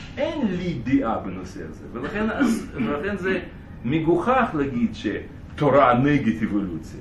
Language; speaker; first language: Hebrew; non-native, fluent; Russian